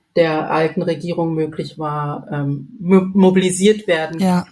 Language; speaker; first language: German; non-native, fluent; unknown